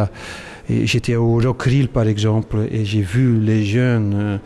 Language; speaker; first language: French; non-native, local second language; Dutch